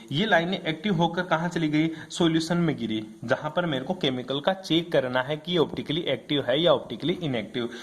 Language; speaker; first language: Hindi; native; Hindi